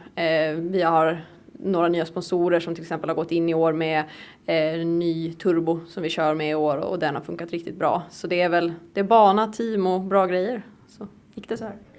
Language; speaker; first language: Swedish; native; Swedish